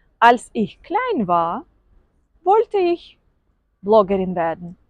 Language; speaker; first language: German; non-native, fluent; Ukrainian